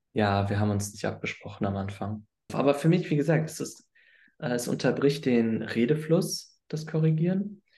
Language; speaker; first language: German; native; German